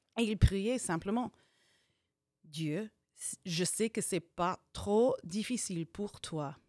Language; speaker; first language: French; non-native, fluent; English